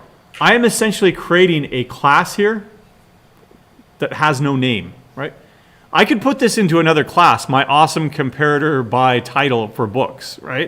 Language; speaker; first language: English; native; English